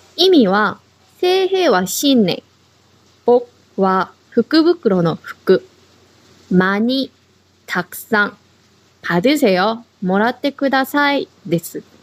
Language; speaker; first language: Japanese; non-native, fluent; Korean